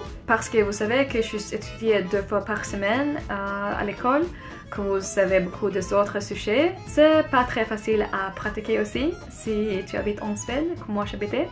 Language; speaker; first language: French; non-native, learner; Swedish